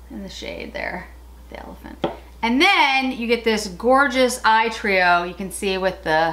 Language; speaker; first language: English; native; English